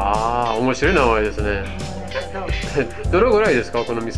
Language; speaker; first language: Japanese; non-native, fluent; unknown